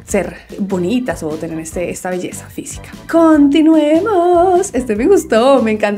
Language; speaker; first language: Spanish; native; Spanish